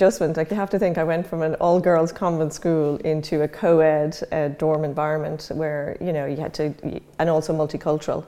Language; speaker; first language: English; native; English